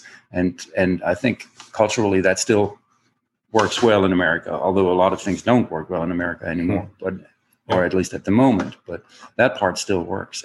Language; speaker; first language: English; non-native, fluent; German